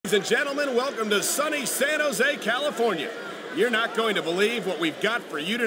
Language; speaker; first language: English; native; English